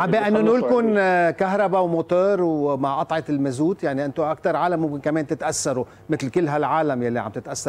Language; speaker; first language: Arabic; native; Arabic